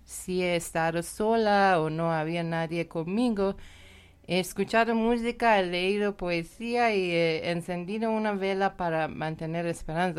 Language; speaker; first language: Spanish; non-native, learner; Persian